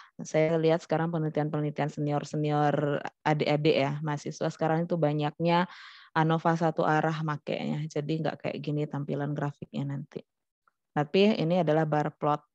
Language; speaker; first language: Indonesian; non-native, local second language; Minangkabau